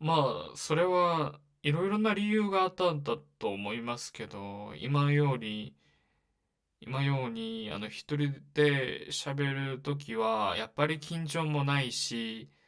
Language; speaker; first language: Japanese; non-native, learner; Korean